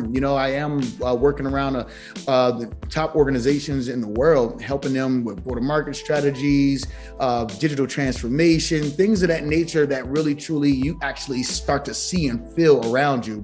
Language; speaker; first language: English; native; English